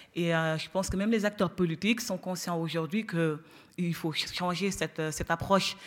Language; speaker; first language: French; non-native, local second language; Wolof